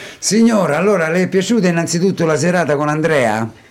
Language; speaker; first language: Italian; native; Italian